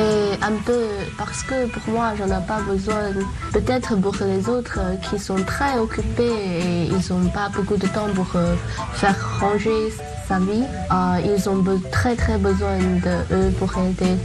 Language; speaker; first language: French; non-native, learner; Chinese